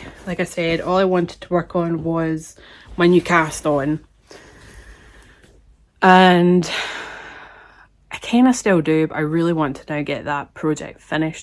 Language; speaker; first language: English; native; English